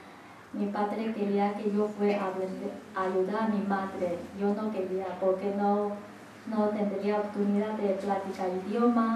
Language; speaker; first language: Spanish; non-native, learner; Chinese